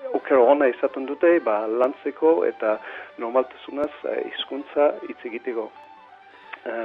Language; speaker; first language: Basque; non-native, fluent; English